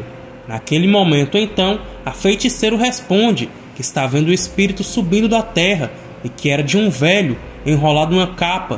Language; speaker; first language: Portuguese; native; Portuguese